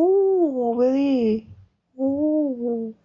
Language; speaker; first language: English; non-native, learner; Korean